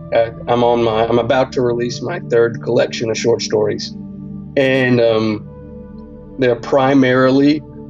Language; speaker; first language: English; native; English